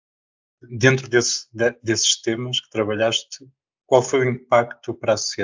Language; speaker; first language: Portuguese; native; Portuguese